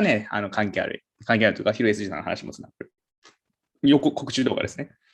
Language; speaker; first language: Japanese; native; Japanese